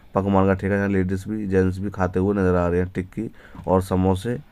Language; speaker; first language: Hindi; native; Hindi